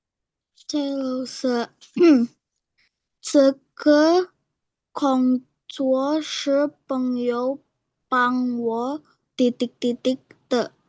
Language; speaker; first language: Chinese; non-native, learner; Indonesian